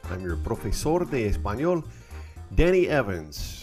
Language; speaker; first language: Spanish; non-native, fluent; English